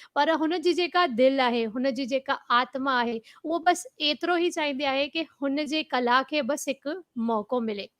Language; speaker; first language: Sindhi; early bilingual, heritage; Sindhi